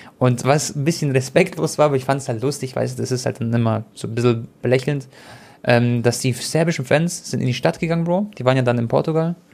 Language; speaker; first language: German; early bilingual, other home language; Croatian